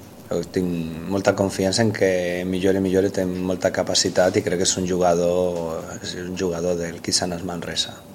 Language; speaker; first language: Catalan; non-native, local second language; Spanish